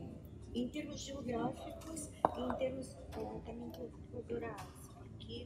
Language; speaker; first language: Portuguese; non-native, fluent; Russian